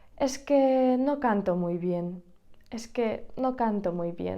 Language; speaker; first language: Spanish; non-native, fluent; Ukrainian